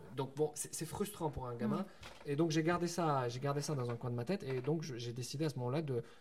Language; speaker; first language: French; non-native, local second language; Arabic